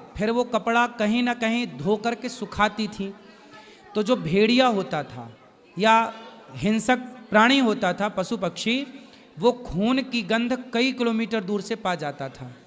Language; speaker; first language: Hindi; native; Hindi